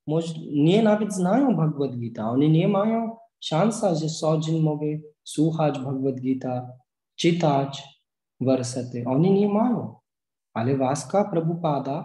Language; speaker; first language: Polish; non-native, learner; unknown